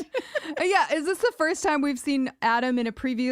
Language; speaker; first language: English; native; English